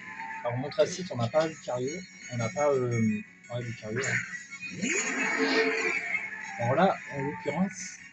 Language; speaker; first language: French; native; French